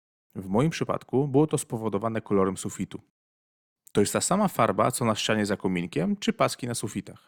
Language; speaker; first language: Polish; native; Polish